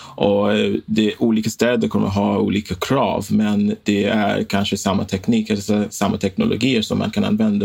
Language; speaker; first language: Swedish; non-native, fluent; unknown